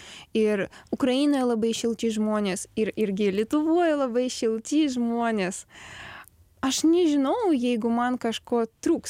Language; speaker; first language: Lithuanian; non-native, learner; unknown